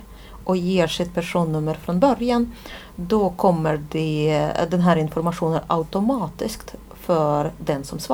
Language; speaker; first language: Swedish; non-native, fluent; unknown